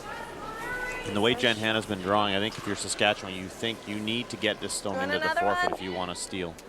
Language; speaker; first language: English; native; English